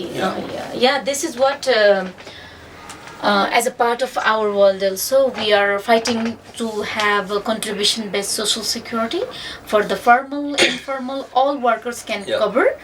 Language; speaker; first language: English; non-native, fluent; Nepali